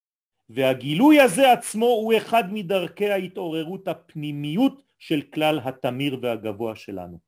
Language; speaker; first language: Hebrew; non-native, fluent; French